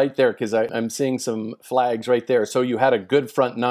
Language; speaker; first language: English; native; English